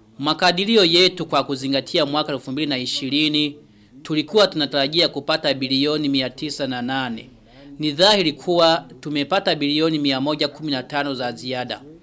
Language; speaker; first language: Swahili; non-native, local second language; Rundi